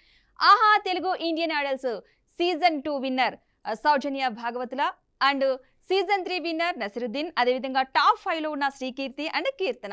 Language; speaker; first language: Telugu; native; Telugu